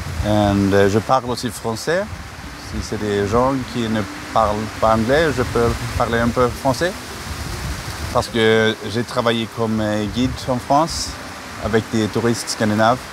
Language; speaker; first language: French; non-native, fluent; Swedish